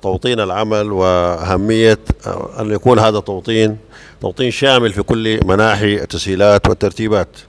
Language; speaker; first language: Arabic; native; Arabic